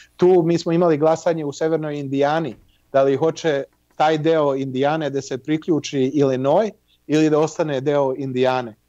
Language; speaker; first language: Serbian; early bilingual, heritage; Serbian